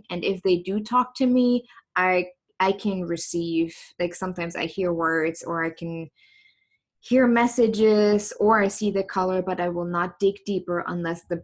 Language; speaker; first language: English; non-native, fluent; German